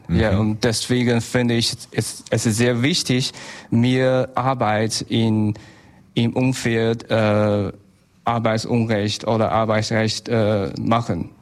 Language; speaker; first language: German; non-native, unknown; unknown